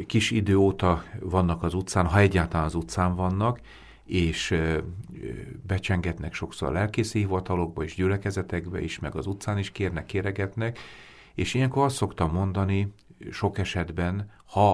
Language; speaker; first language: Hungarian; native; Hungarian